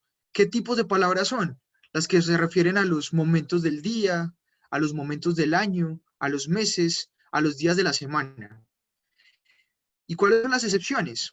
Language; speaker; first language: Spanish; native; Spanish